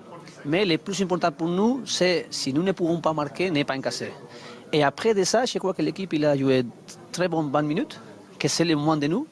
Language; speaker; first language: French; non-native, learner; Spanish